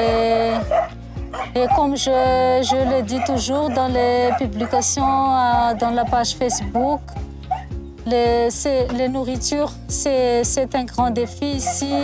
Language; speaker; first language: French; non-native, local second language; Malagasy